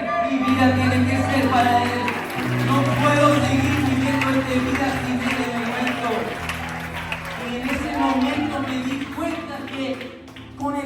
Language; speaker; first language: Spanish; early bilingual, heritage; Spanish